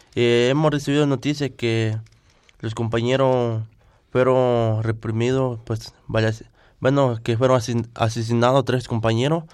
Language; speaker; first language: Spanish; non-native, local second language; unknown